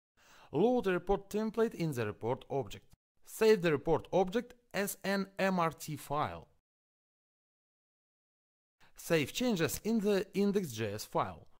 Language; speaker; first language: English; non-native, fluent; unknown